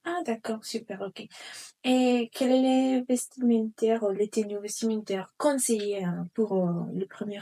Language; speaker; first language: French; non-native, fluent; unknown